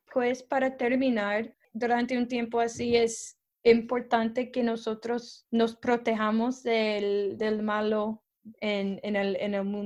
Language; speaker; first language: Spanish; non-native, fluent; English